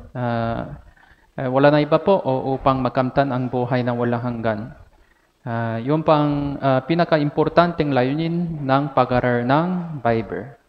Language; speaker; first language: Filipino; non-native, fluent; Korean